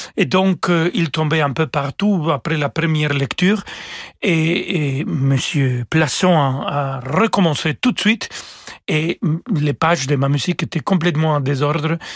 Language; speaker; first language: French; non-native, fluent; Spanish